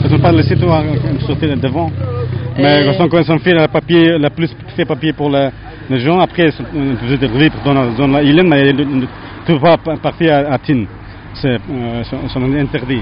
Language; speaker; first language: French; non-native, learner; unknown